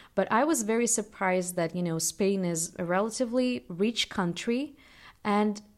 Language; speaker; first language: English; non-native, fluent; Russian